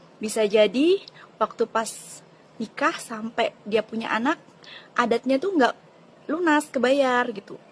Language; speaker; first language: Indonesian; non-native, local second language; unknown